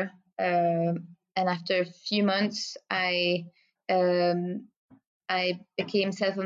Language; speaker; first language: English; non-native, fluent; French